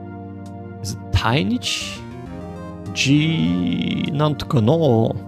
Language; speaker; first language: Japanese; non-native, learner; English